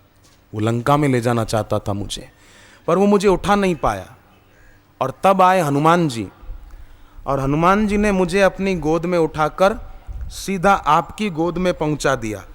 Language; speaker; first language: Hindi; native; Hindi